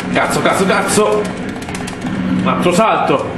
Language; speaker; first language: Italian; native; Italian